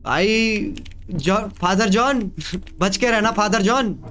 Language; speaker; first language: Hindi; native; Hindi